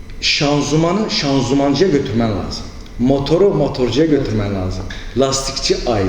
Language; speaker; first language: Turkish; non-native, local second language; Kurdish